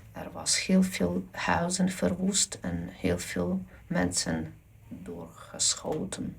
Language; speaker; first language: Dutch; non-native, learner; Ukrainian